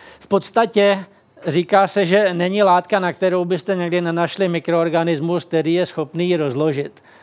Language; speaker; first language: Czech; native; Czech